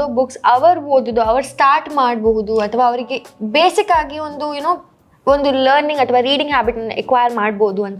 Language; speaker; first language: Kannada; non-native, local second language; Konkani